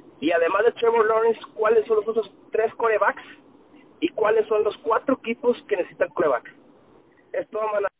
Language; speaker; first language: Spanish; native; Spanish